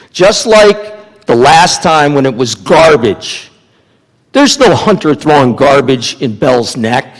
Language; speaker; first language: English; native; English